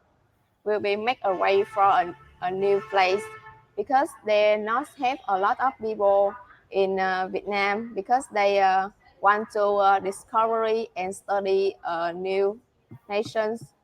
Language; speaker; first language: English; non-native, learner; Vietnamese